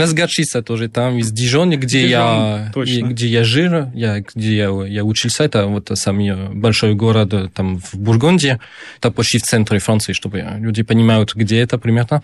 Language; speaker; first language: Russian; non-native, fluent; French